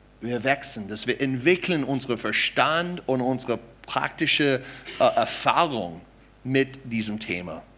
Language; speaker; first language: German; non-native, fluent; English